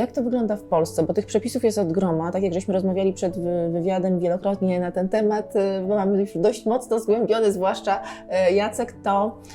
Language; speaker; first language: Polish; native; Polish